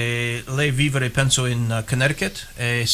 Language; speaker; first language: Italian; early bilingual, heritage; English